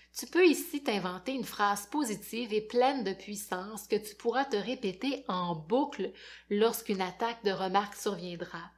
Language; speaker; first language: French; native; French